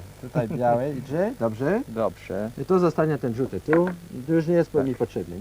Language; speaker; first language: Polish; non-native, learner; Chinese